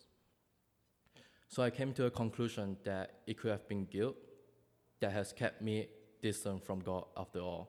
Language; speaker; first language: English; non-native, local second language; Chinese